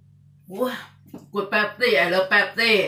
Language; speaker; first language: English; non-native, learner; Thai